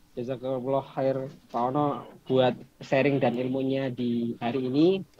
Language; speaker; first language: Indonesian; native; Indonesian